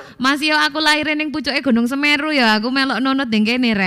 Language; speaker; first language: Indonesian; non-native, local second language; Javanese